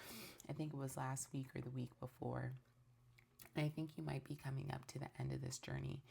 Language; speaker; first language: English; native; English